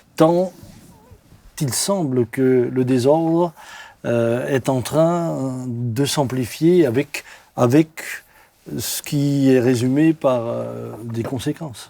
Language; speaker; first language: French; native; French